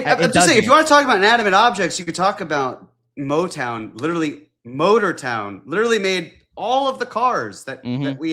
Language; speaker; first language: English; native; English